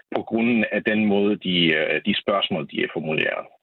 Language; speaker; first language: Danish; non-native, fluent; Polish